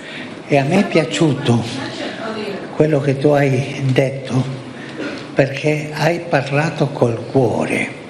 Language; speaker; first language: Italian; early bilingual, heritage; Spanish